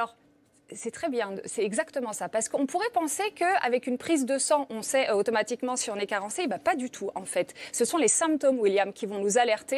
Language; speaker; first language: French; native; French